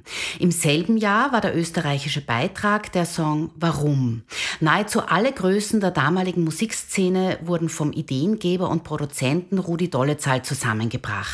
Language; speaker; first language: German; native; German